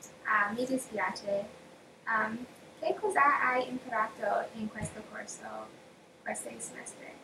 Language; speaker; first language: Italian; non-native, learner; English